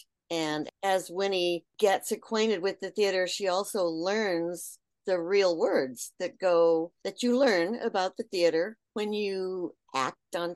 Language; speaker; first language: English; native; English